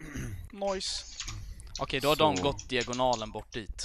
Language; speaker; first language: Swedish; native; Swedish